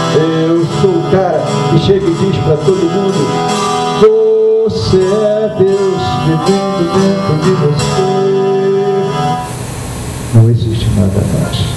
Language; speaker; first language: Portuguese; native; Portuguese